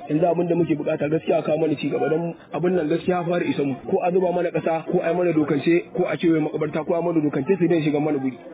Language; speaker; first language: Hausa; native; Hausa